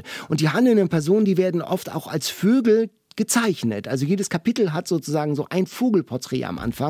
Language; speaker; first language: German; native; German